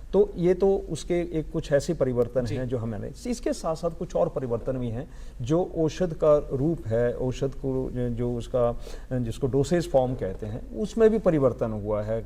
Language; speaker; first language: Hindi; native; Hindi